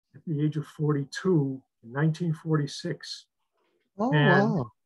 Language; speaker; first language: English; native; English